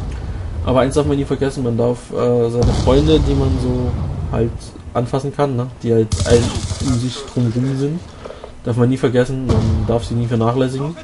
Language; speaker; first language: German; native; German